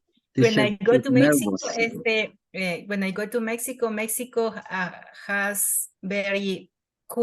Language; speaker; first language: English; non-native, learner; Spanish